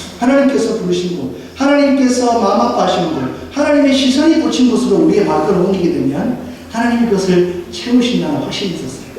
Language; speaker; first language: Korean; native; Korean